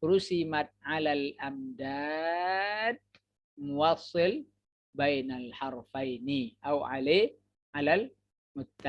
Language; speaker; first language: Arabic; non-native, fluent; Indonesian